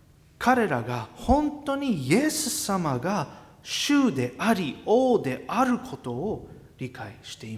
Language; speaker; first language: Japanese; non-native, fluent; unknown